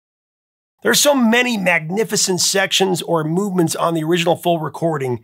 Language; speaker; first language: English; native; English